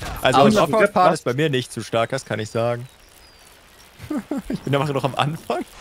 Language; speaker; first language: German; native; German